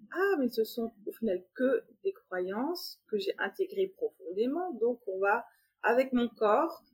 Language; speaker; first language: French; native; French